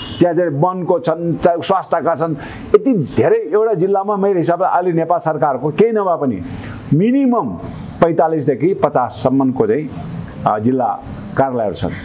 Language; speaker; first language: Nepali; non-native, local second language; Sherpa